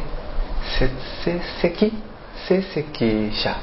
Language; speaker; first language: Japanese; non-native, learner; Chinese